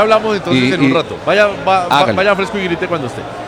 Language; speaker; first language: Spanish; native; Spanish